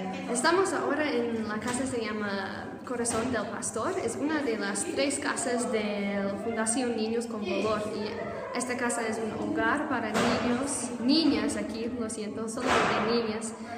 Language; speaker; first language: Spanish; non-native, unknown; English